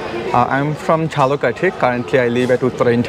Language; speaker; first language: English; non-native, learner; Bangla